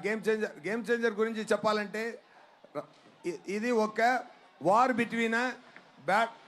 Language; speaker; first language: Telugu; non-native, learner; Tamil